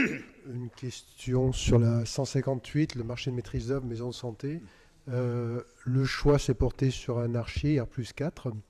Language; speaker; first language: French; native; French